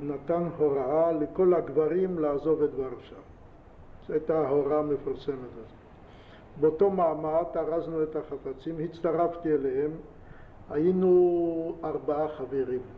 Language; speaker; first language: Hebrew; non-native, fluent; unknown